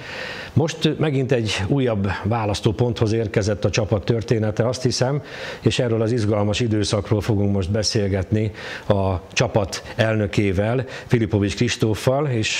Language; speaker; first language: Hungarian; native; Hungarian